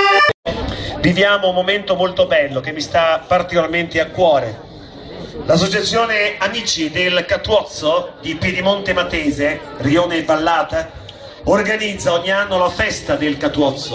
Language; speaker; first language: Italian; native; Italian